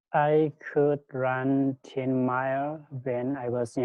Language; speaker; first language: English; non-native, learner; Lao